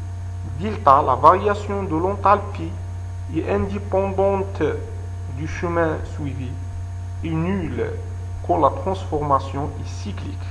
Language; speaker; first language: French; non-native, local second language; Arabic